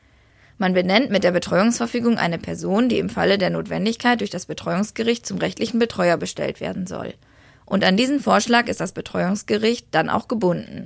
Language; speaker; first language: German; native; German